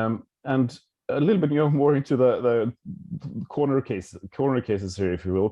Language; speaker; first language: English; non-native, fluent; Norwegian